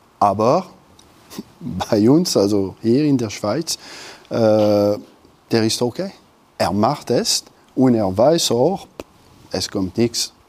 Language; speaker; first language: German; non-native, local second language; French